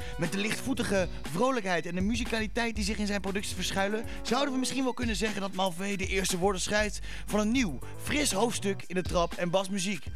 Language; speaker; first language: Dutch; native; Dutch